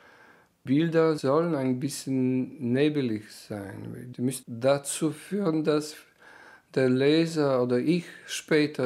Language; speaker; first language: German; non-native, fluent; Polish